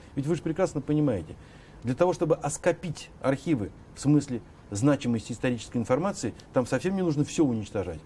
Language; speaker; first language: Russian; native; Russian